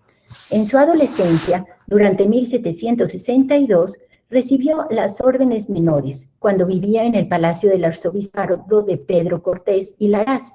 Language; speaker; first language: Spanish; native; Spanish